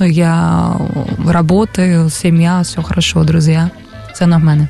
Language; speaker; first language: Russian; non-native, learner; Portuguese